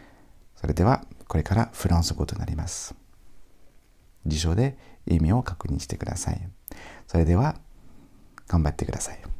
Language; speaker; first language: Japanese; non-native, fluent; French